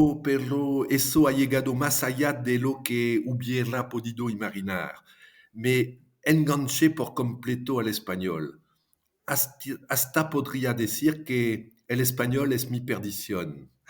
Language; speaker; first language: Spanish; non-native, fluent; French